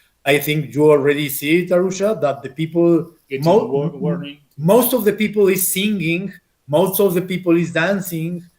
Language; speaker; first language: English; non-native, fluent; Spanish